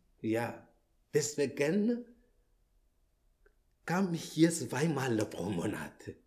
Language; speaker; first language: German; non-native, learner; Malagasy